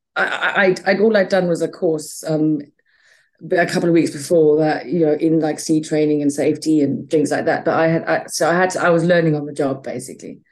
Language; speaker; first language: English; native; English